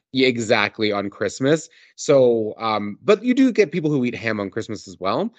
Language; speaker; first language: English; native; English